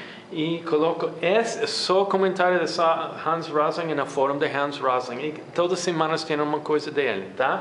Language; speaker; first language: Portuguese; non-native, fluent; English